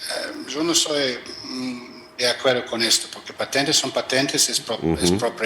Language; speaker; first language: Spanish; non-native, fluent; German